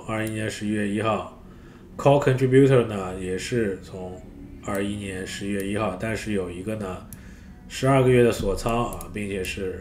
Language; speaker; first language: Chinese; native; Chinese